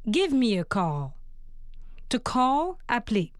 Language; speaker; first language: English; non-native, fluent; French